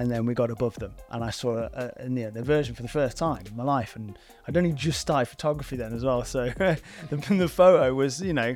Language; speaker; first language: English; native; English